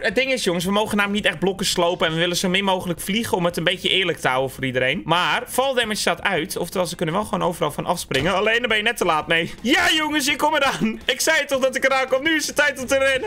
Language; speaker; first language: Dutch; native; Dutch